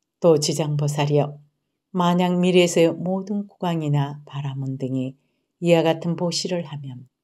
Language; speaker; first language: Korean; native; Korean